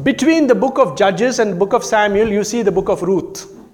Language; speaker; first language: English; non-native, local second language; Tamil